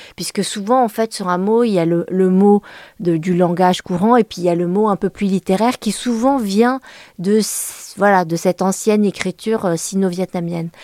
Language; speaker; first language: French; early bilingual, other home language; Vietnamese